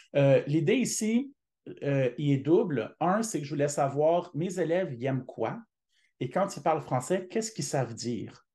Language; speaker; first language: French; native; French